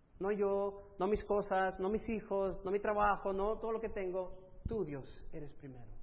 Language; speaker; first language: Spanish; early bilingual, other home language; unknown